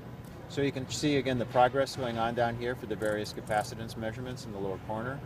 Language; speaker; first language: English; native; English